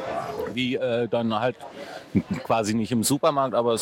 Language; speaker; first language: German; native; German